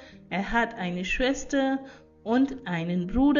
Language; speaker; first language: German; non-native, fluent; Hindi